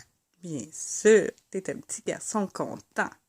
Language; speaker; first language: French; native; French